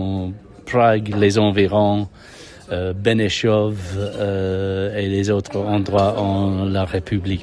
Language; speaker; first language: French; non-native, fluent; English